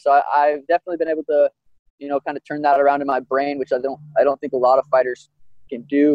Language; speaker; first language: English; native; English